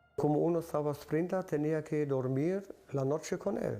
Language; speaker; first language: Spanish; early bilingual, other home language; German